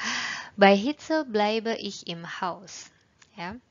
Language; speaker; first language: German; non-native, fluent; Indonesian